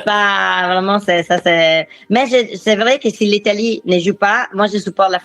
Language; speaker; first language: French; non-native, fluent; Italian